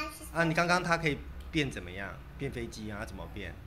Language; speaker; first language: Chinese; native; Chinese